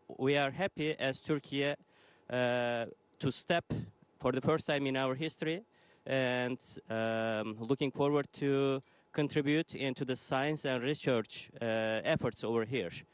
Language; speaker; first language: English; non-native, fluent; Turkish